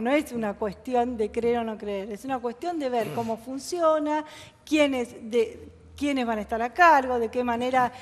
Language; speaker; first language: Spanish; native; Spanish